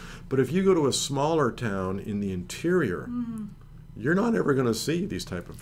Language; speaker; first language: English; native; English